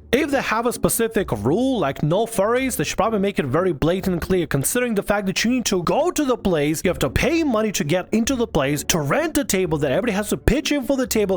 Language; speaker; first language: English; native; English